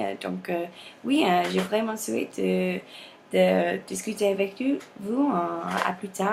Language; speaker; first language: French; non-native, learner; English